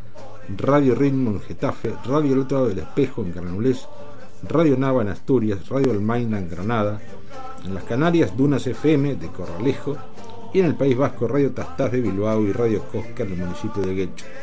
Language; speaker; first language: Spanish; native; Spanish